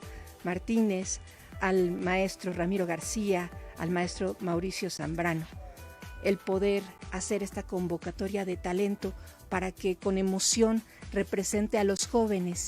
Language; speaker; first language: Spanish; native; Spanish